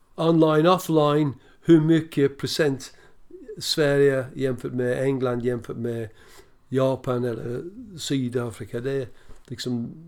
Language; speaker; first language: Swedish; non-native, fluent; English